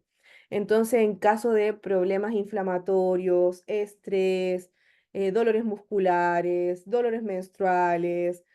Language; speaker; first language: Spanish; native; Spanish